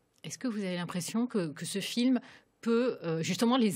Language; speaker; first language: French; native; French